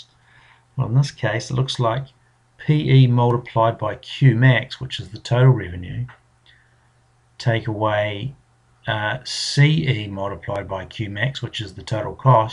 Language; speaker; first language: English; native; English